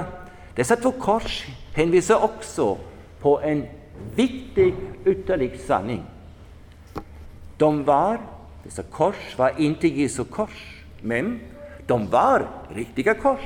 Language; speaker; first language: Swedish; non-native, fluent; German